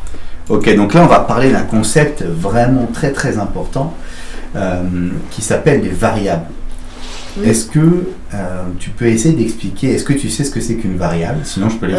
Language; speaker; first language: French; native; French